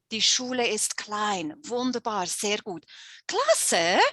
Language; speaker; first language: German; non-native, fluent; English